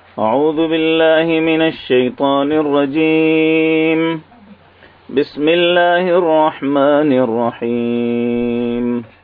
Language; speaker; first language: Urdu; native; Urdu